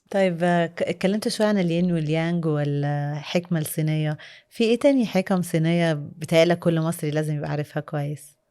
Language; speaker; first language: Egyptian Arabic; native; Egyptian Arabic